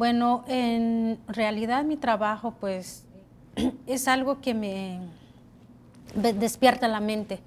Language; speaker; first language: Spanish; non-native, local second language; Kʼicheʼ